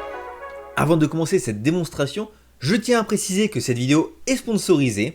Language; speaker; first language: French; native; French